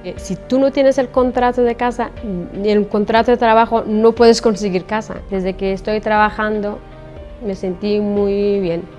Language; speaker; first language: Spanish; non-native, learner; Persian